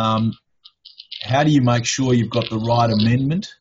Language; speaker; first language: English; native; English